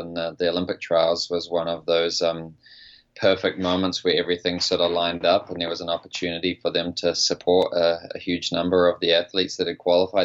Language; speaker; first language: English; native; English